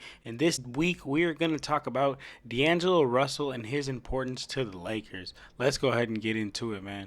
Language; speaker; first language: English; native; English